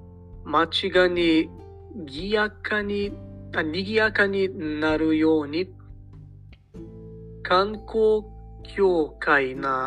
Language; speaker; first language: Japanese; non-native, learner; Portuguese